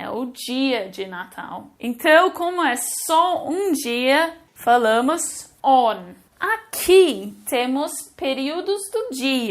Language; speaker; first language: Portuguese; non-native, fluent; English